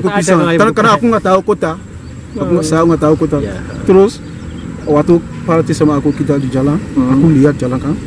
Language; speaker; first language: Indonesian; non-native, learner; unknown